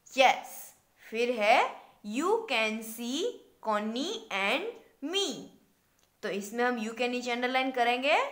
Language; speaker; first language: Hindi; non-native, local second language; Gujarati